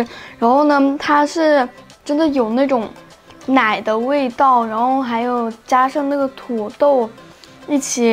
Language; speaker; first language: Chinese; non-native, fluent; Russian